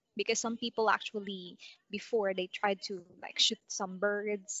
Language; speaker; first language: English; non-native, local second language; Cebuano